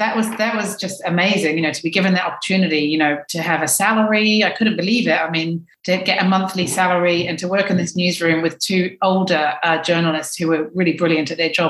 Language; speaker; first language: English; native; English